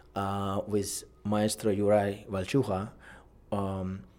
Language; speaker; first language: English; non-native, fluent; Russian